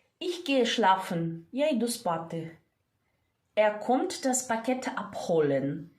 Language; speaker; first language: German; non-native, fluent; Ukrainian